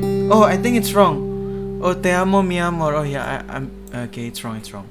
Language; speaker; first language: English; non-native, learner; Indonesian